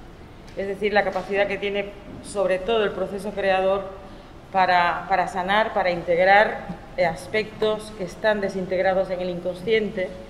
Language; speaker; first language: Spanish; native; Spanish